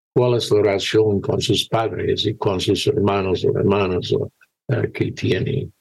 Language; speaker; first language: Spanish; non-native, fluent; English